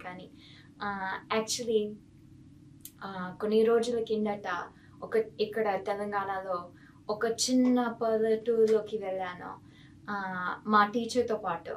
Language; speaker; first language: Telugu; non-native, fluent; English